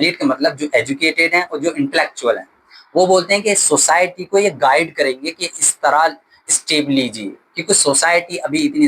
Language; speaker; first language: Hindi; native; Hindi